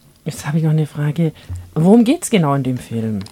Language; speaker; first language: German; native; German